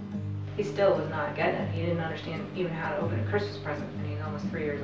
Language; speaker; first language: English; native; English